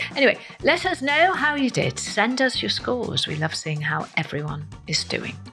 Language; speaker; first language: English; native; English